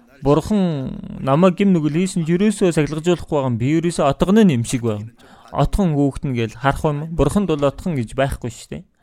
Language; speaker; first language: Mongolian; non-native, fluent; Korean